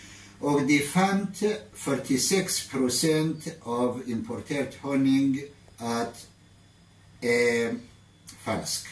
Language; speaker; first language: Norwegian; non-native, fluent; Arabic